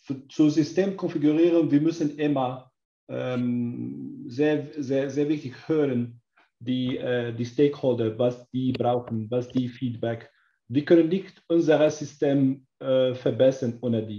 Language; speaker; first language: German; non-native, learner; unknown